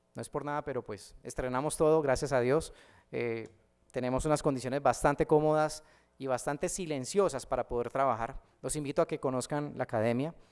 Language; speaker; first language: Spanish; native; Spanish